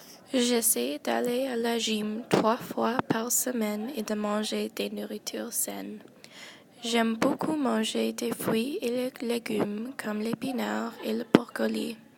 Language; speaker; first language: French; non-native, local second language; English